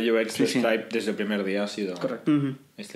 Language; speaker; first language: Spanish; native; Spanish